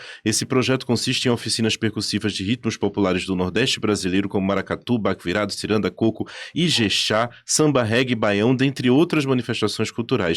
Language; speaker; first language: Portuguese; native; Portuguese